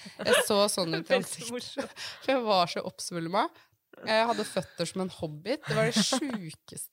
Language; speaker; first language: Norwegian; native; Norwegian